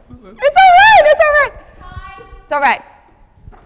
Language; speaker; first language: English; native; English